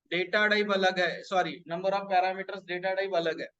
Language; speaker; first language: Hindi; non-native, local second language; Marathi